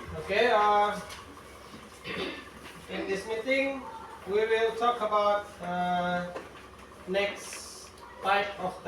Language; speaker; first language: English; non-native, learner; Indonesian